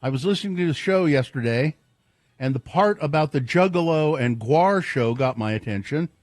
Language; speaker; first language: English; native; English